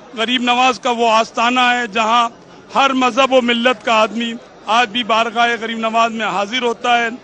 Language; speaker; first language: Urdu; native; Urdu